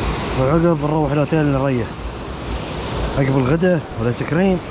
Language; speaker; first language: Arabic; native; Arabic